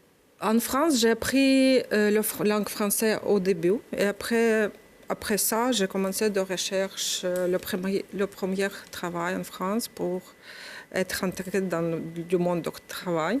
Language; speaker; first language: French; non-native, learner; Ukrainian